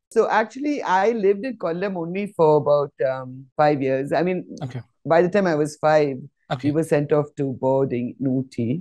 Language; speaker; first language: English; non-native, local second language; Malayalam